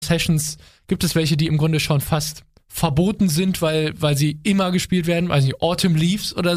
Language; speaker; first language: German; native; German